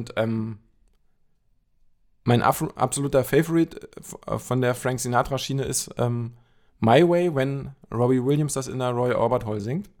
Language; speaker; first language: German; native; German